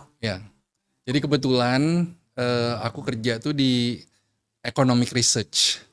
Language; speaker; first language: Indonesian; native; Indonesian